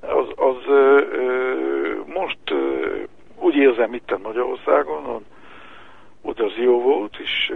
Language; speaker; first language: Hungarian; early bilingual, heritage; Hebrew